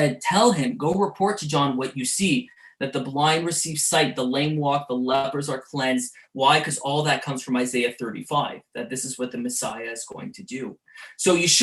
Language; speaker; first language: English; native; English